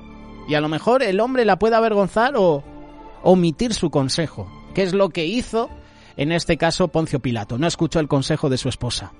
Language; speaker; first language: Spanish; native; Spanish